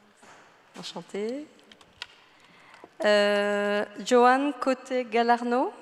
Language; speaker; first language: French; native; French